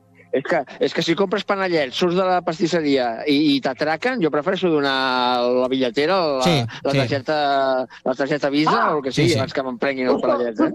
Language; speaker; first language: Catalan; native; Catalan